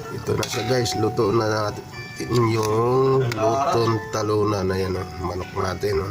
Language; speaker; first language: Filipino; non-native, local second language; Waray